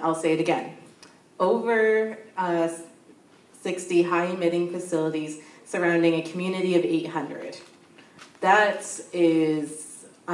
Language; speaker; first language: English; native; English